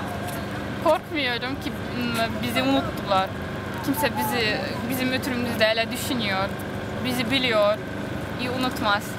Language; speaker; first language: Turkish; early bilingual, heritage; Turkish